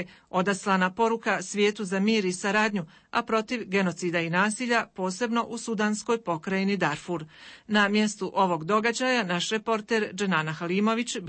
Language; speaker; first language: Croatian; native; Croatian